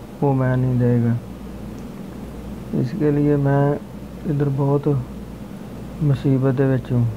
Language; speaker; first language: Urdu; non-native, local second language; Punjabi